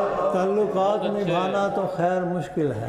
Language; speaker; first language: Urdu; non-native, local second language; Punjabi